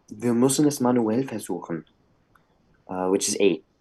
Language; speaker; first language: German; non-native, learner; English